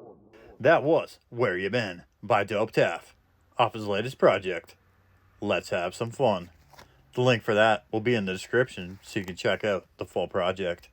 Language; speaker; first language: English; native; English